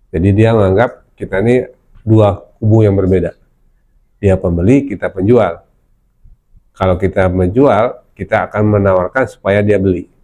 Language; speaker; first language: Indonesian; non-native, local second language; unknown